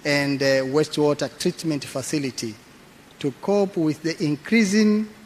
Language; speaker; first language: English; non-native, local second language; Swahili